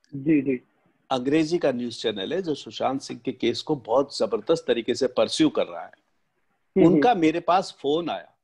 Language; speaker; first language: Hindi; native; Hindi